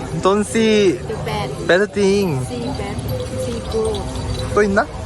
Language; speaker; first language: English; non-native, learner; Korean